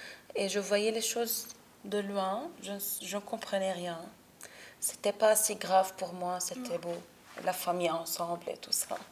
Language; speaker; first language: French; non-native, local second language; Arabic